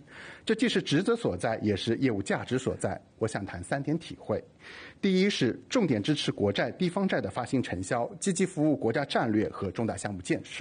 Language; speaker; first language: Chinese; native; Chinese